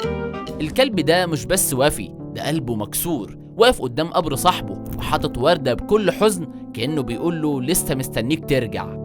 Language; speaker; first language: Arabic; native; Arabic